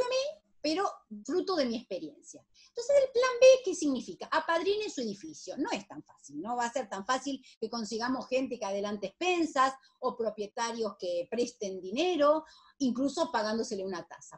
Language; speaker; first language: Spanish; native; Spanish